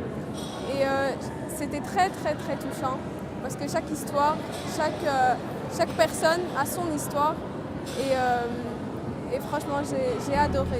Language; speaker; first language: French; native; French